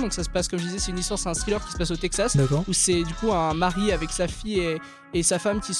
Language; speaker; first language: French; native; French